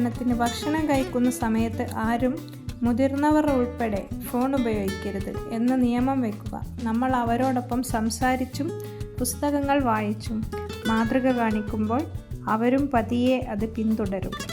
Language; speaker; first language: Malayalam; native; Malayalam